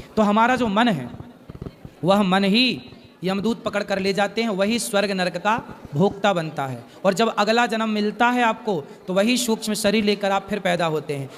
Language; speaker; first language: Hindi; native; Hindi